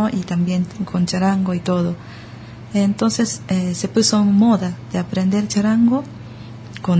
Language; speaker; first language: Spanish; early bilingual, other home language; Japanese